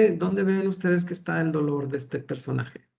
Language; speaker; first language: Spanish; native; Spanish